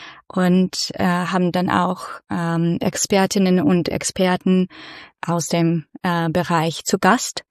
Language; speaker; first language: German; non-native, fluent; Russian